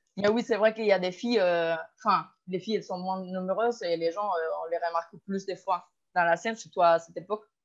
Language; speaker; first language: French; non-native, fluent; Spanish